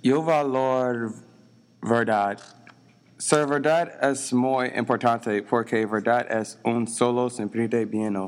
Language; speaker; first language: Spanish; non-native, learner; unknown